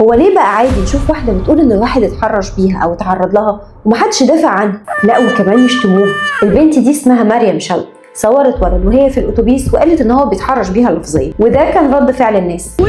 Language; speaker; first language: Arabic; native; Arabic